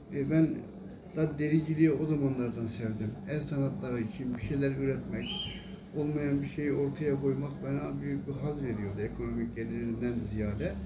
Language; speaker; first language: Turkish; native; Turkish